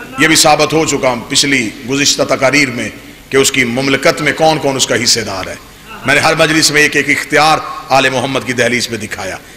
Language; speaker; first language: Urdu; native; Urdu